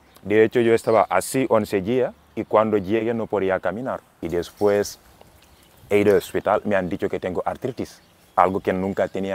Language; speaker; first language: Spanish; non-native, fluent; Wolof